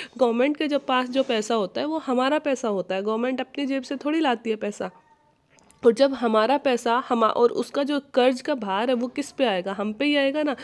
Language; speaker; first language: Hindi; native; Hindi